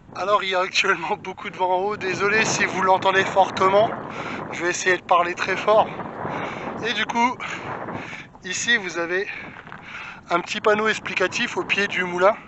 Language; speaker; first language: French; native; French